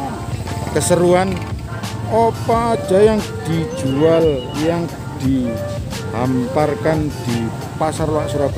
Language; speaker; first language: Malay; non-native, local second language; Javanese